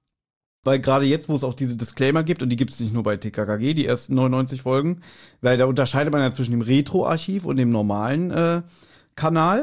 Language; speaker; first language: German; native; German